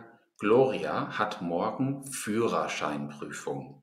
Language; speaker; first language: German; non-native, fluent; English